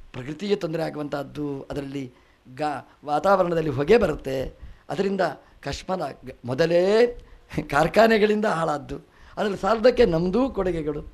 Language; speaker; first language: Kannada; non-native, local second language; Tulu